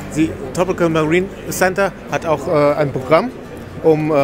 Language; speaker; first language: German; native; German